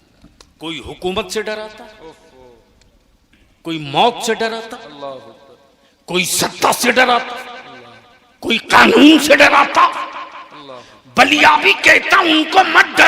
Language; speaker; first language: Hindi; native; Hindi